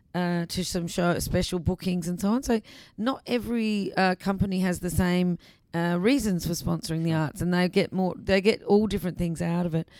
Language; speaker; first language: English; native; English